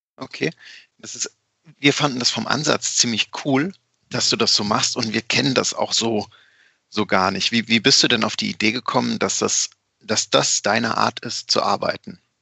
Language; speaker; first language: German; native; German